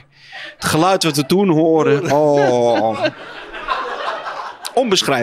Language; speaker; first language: Dutch; native; Dutch